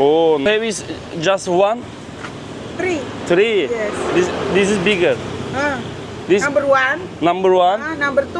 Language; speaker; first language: English; non-native, learner; Turkish